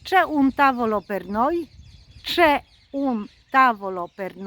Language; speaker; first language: Italian; non-native, fluent; Polish